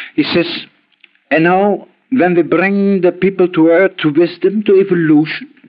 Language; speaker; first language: English; non-native, learner; Dutch